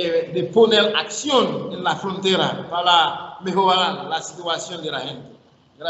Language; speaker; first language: Spanish; non-native, learner; Haitian Creole